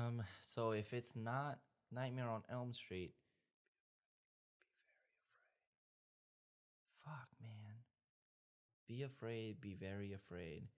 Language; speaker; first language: English; non-native, fluent; Spanish